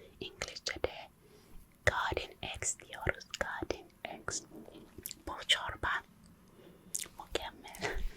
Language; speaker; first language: Turkish; non-native, local second language; English